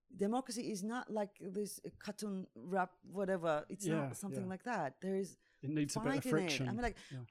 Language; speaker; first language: English; non-native, fluent; Turkish